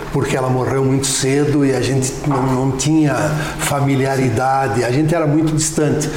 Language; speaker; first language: Portuguese; non-native, local second language; Venetian